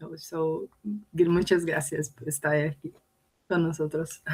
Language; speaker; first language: Spanish; non-native, learner; Portuguese